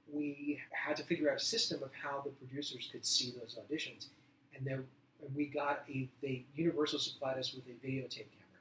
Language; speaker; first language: English; native; English